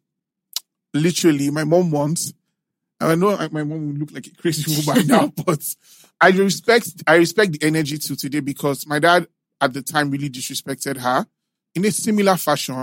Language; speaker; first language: English; non-native, local second language; Yoruba